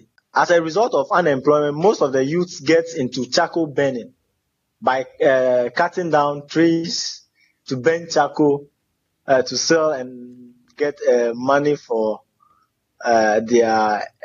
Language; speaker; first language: English; non-native, local second language; Ewe